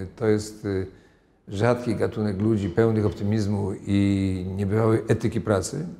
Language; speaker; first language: Polish; native; Polish